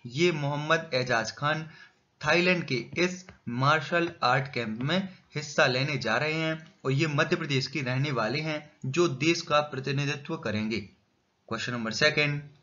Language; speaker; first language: Hindi; native; Hindi